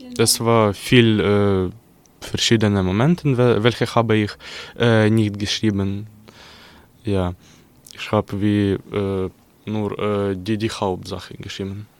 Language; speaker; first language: German; non-native, learner; Ukrainian